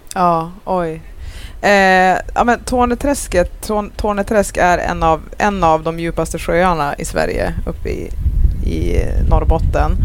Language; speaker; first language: Swedish; native; Swedish